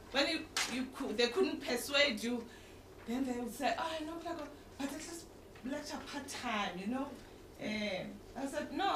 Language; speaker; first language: English; non-native, local second language; Xhosa